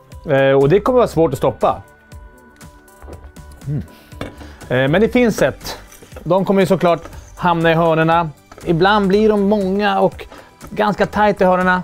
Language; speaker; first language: Swedish; native; Swedish